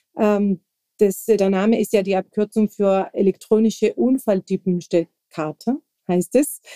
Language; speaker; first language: German; non-native, fluent; Spanish